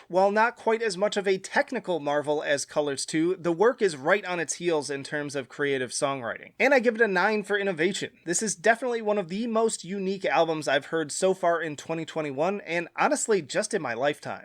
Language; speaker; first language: English; native; English